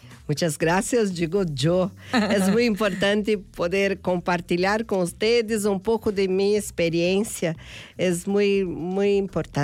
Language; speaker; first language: Spanish; non-native, fluent; Portuguese